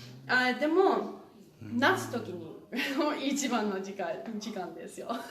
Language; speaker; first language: Japanese; non-native, learner; English